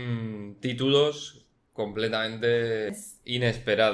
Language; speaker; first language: Spanish; native; Spanish